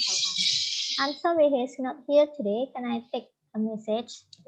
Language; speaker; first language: English; non-native, fluent; Indonesian